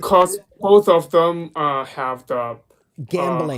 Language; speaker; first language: English; non-native, learner; Chinese